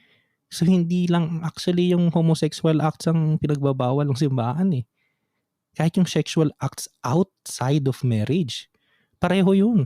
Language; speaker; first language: Filipino; native; Filipino